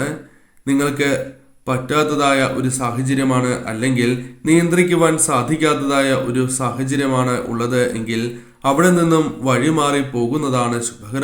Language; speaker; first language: Malayalam; native; Malayalam